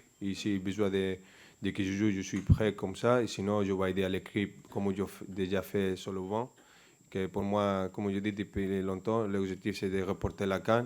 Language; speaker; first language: French; non-native, fluent; Spanish